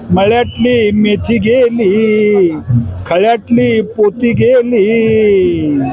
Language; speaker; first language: Marathi; native; Marathi